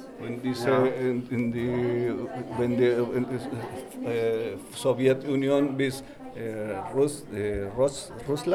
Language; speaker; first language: German; non-native, learner; Spanish